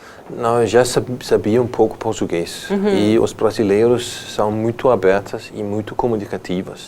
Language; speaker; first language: Portuguese; non-native, fluent; Danish